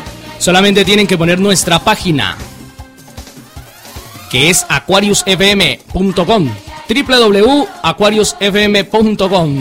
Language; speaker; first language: Spanish; native; Spanish